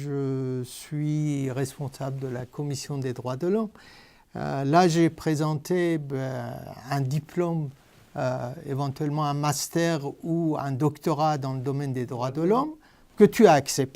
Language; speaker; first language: French; non-native, fluent; Persian